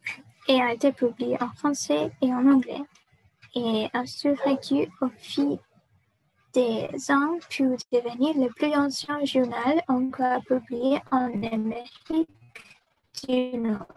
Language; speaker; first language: French; non-native, learner; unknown